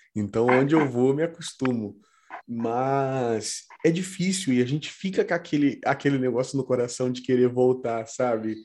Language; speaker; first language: Portuguese; native; Portuguese